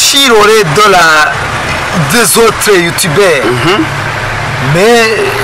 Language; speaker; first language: French; non-native, learner; Rundi